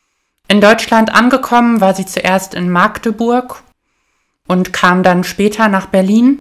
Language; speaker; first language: German; native; German